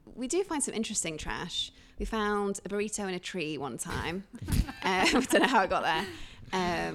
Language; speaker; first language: English; native; English